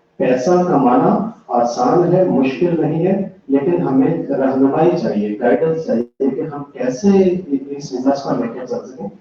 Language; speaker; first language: Urdu; non-native, local second language; Punjabi